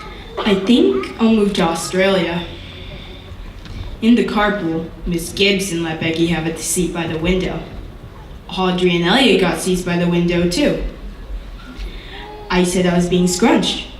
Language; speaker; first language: English; native; English